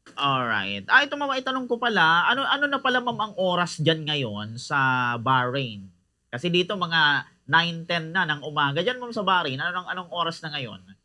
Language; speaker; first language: Filipino; non-native, local second language; Bikol